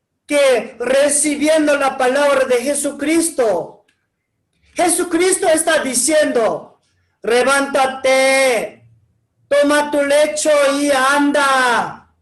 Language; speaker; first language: Spanish; non-native, learner; Korean